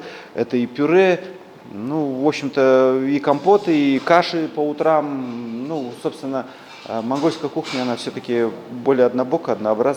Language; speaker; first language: Russian; native; Russian